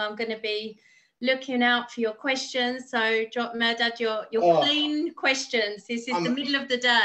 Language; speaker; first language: English; native; English